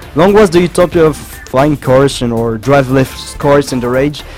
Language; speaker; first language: English; non-native, fluent; French